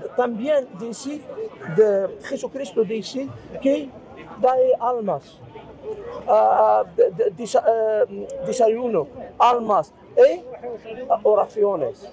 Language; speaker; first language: Spanish; non-native, fluent; Arabic